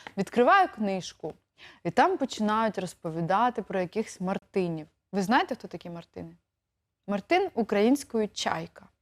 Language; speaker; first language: Ukrainian; native; Ukrainian